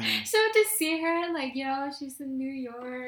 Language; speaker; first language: English; non-native, local second language; Filipino